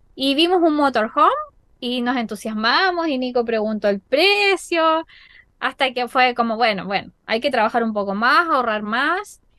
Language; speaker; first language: Spanish; native; Spanish